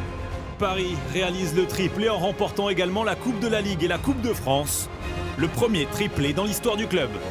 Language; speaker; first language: French; native; French